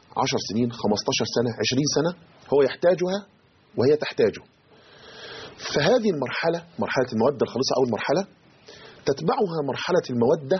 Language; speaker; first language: Arabic; native; Arabic